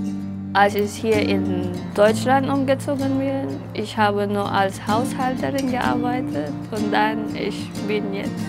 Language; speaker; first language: German; non-native, learner; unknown